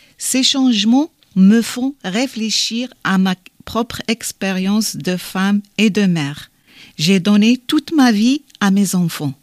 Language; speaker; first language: French; non-native, learner; Arabic